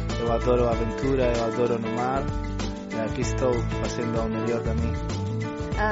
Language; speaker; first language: Portuguese; non-native, learner; Spanish